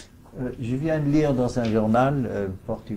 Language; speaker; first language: French; native; French